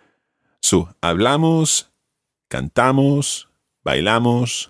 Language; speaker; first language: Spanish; non-native, fluent; English